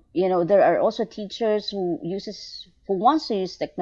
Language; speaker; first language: English; non-native, local second language; Filipino